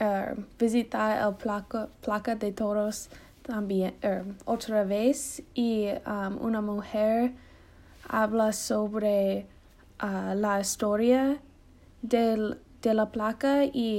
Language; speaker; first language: Spanish; non-native, learner; English